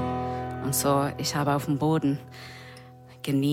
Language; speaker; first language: German; non-native, fluent; English